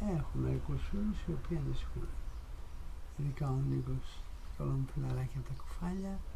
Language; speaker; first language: Greek; non-native, fluent; Persian